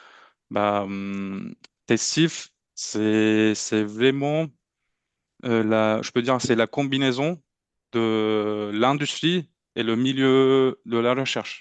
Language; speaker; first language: French; non-native, fluent; Turkish